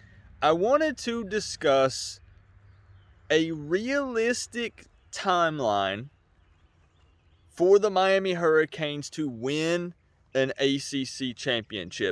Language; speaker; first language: English; native; English